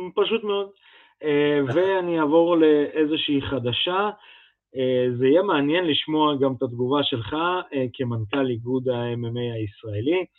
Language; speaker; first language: Hebrew; early bilingual, other home language; Russian